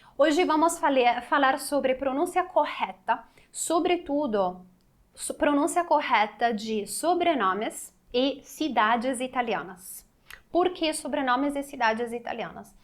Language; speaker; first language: Portuguese; non-native, fluent; Italian